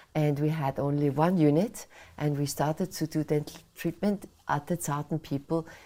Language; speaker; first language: English; non-native, fluent; Swiss German